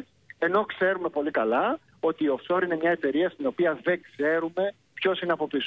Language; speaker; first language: Greek; native; Greek